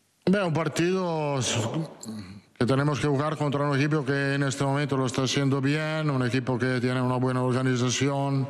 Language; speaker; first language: Spanish; non-native, fluent; Italian